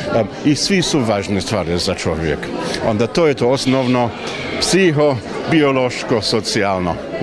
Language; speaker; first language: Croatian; non-native, learner; English